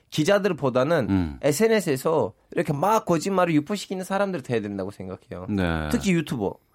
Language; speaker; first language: Korean; non-native, fluent; Turkish